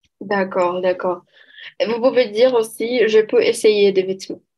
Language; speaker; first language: French; non-native, learner; Portuguese